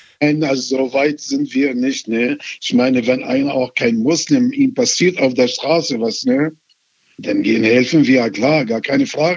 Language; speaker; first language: German; non-native, fluent; Arabic